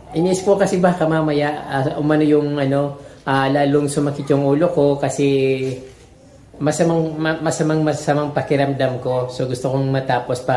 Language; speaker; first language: Filipino; native; Filipino